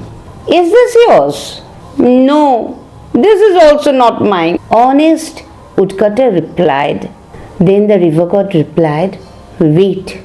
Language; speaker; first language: English; non-native, local second language; Bangla